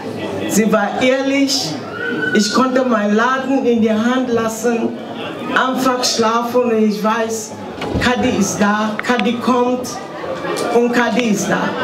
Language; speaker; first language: German; non-native, fluent; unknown